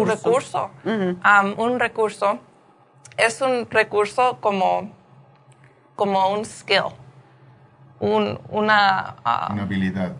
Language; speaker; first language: Spanish; early bilingual, heritage; Spanish